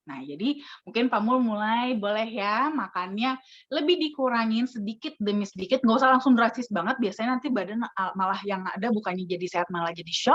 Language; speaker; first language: Indonesian; native; Indonesian